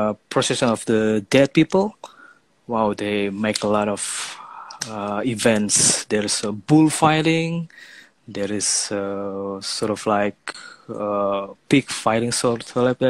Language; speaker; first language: English; non-native, fluent; Indonesian